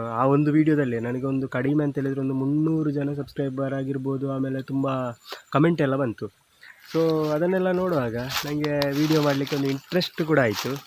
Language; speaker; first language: Kannada; non-native, local second language; Tulu